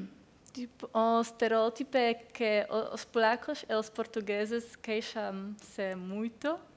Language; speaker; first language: Portuguese; non-native, learner; Polish